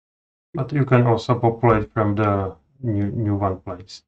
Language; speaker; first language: English; non-native, fluent; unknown